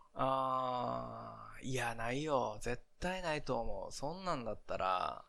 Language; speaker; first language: Japanese; native; Japanese